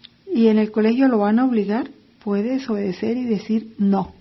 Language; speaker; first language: Spanish; native; Spanish